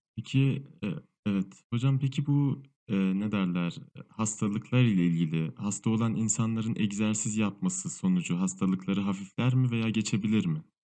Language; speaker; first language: Turkish; non-native, fluent; Arabic